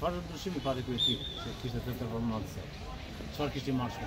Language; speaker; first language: Albanian; native; Albanian